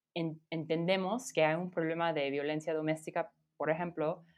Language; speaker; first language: Spanish; non-native, fluent; English